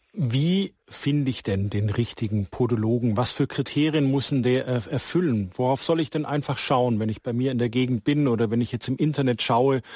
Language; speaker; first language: German; native; German